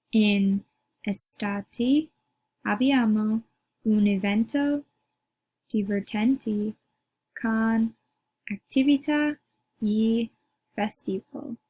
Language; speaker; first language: Italian; non-native, learner; English